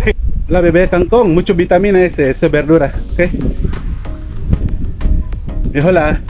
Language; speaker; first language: Spanish; non-native, learner; Filipino